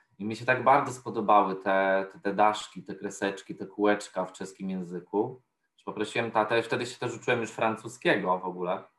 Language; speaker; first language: Polish; native; Polish